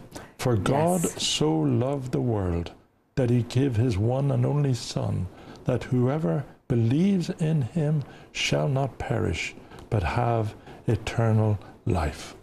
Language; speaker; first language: English; native; English